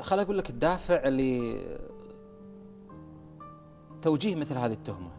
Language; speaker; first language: Arabic; native; Arabic